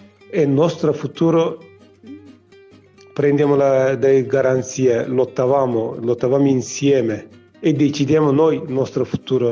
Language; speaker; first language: Italian; non-native, learner; Kurdish